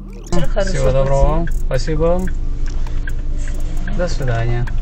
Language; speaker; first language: Russian; non-native, local second language; Kyrgyz